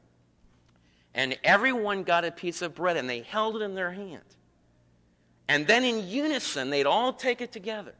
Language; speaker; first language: English; native; English